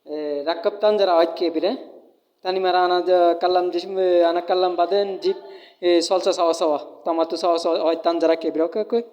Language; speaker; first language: Arabic; non-native, learner; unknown